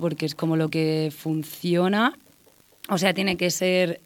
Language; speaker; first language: Spanish; native; Spanish